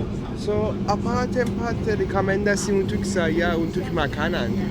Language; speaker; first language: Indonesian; non-native, learner; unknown